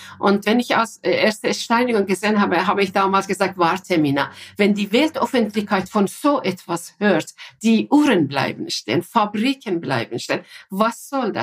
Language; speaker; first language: German; non-native, fluent; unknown